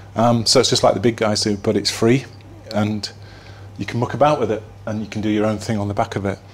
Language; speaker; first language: English; native; English